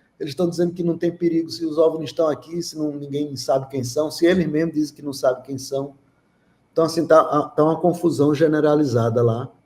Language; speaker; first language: Portuguese; native; Portuguese